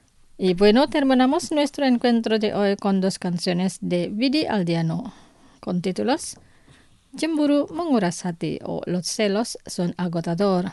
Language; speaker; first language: Spanish; non-native, fluent; Indonesian